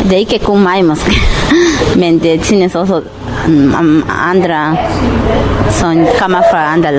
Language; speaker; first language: Danish; non-native, learner; Spanish